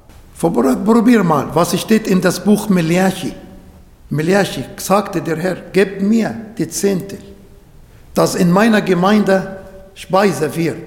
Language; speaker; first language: German; non-native, fluent; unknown